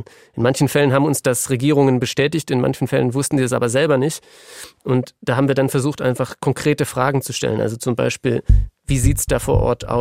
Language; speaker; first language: German; native; German